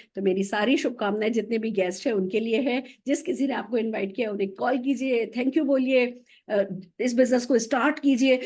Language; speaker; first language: Hindi; native; Hindi